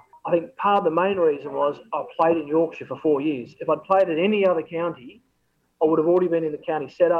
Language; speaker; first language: English; native; English